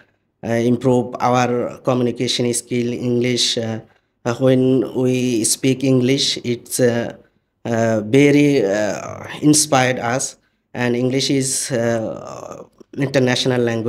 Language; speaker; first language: English; non-native, learner; Bangla